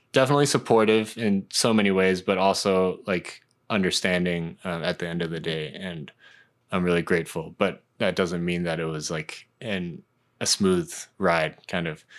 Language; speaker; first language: English; non-native, local second language; Cantonese